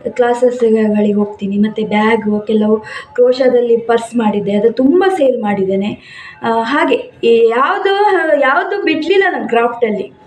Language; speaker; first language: Kannada; non-native, local second language; Konkani